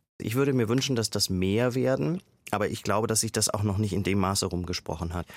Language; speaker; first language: German; native; German